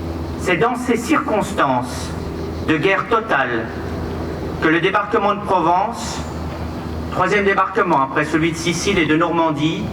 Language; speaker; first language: French; native; French